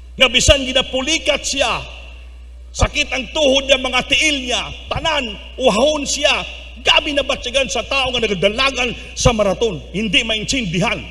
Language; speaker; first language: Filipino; non-native, local second language; Cebuano